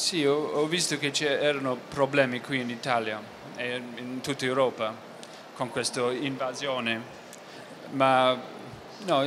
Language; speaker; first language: Italian; non-native, fluent; English